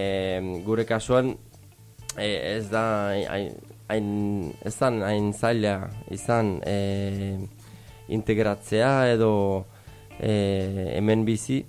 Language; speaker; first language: Basque; non-native, fluent; Italian